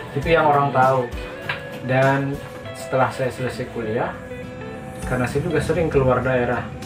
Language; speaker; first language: Indonesian; non-native, local second language; Sasak